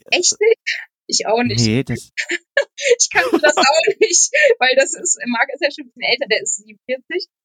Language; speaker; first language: German; non-native, fluent; Polish